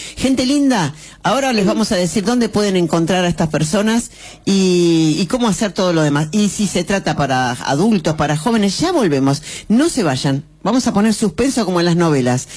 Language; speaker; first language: Spanish; native; Spanish